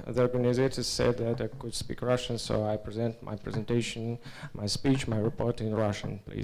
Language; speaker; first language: English; non-native, learner; Russian